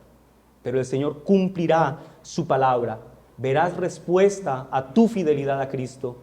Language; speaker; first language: Spanish; native; Spanish